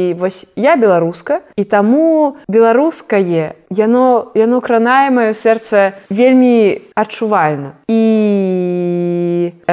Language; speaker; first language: Belarusian; non-native, local second language; Russian